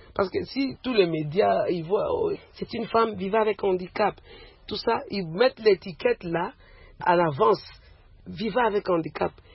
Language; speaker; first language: French; non-native, local second language; Swahili